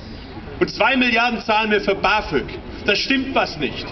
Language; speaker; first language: German; early bilingual, other home language; Turkish